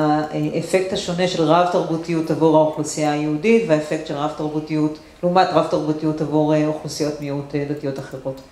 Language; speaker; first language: Hebrew; native; Hebrew